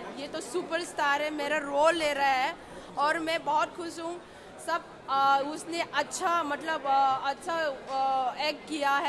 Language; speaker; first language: Hindi; non-native, local second language; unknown